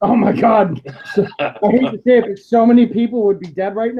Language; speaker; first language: English; native; English